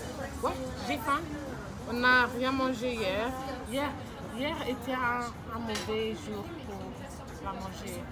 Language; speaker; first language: French; non-native, learner; English